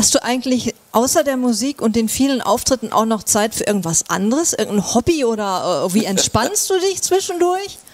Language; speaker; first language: German; native; German